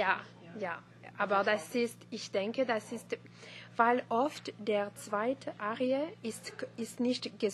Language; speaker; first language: German; non-native, learner; French